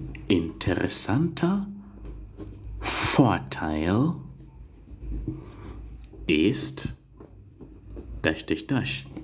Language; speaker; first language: German; non-native, fluent; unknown